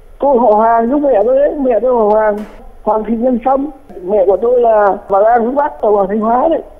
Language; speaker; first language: Vietnamese; native; Vietnamese